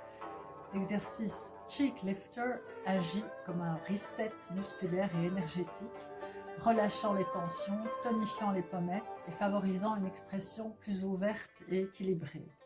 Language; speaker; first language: French; native; French